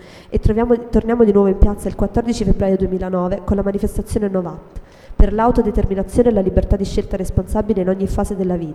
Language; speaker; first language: Italian; native; Italian